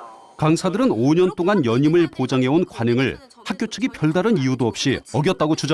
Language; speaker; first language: Korean; native; Korean